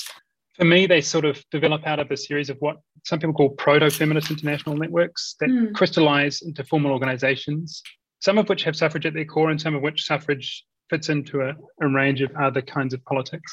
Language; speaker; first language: English; native; English